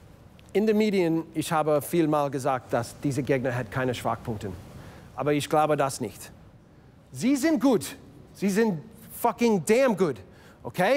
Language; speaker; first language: German; non-native, learner; English